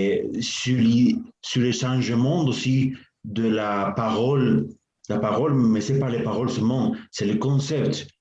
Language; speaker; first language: French; non-native, learner; Spanish